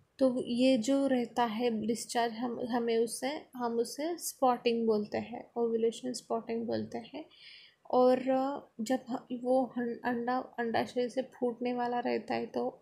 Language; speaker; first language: Hindi; non-native, local second language; Marathi